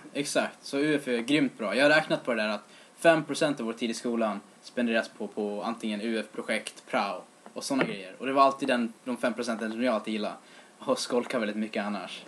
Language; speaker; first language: Swedish; native; Swedish